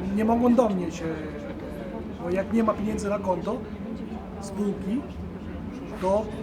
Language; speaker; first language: Polish; non-native, learner; Italian